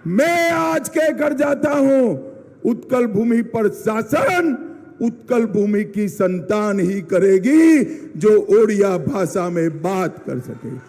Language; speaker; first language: Hindi; non-native, local second language; Gujarati